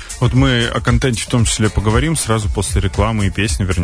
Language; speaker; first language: Russian; native; Russian